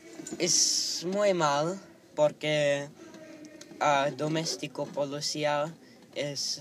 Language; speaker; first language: Spanish; non-native, learner; English